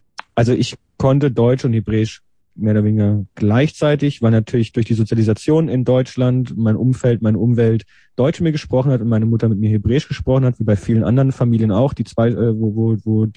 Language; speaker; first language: German; native; German